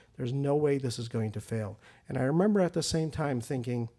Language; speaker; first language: English; early bilingual, other home language; Persian